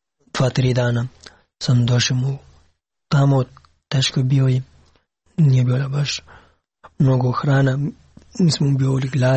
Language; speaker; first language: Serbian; non-native, learner; Pashto